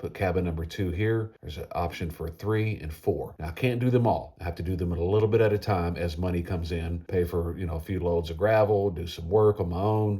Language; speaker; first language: English; native; English